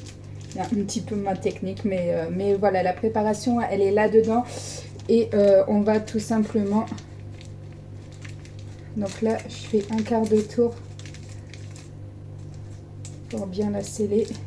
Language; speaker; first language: French; native; French